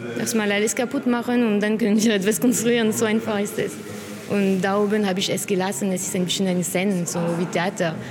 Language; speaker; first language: German; non-native, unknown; French